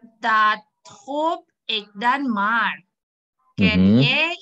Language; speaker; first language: Dutch; non-native, learner; Indonesian